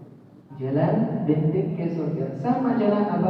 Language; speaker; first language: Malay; non-native, learner; Arabic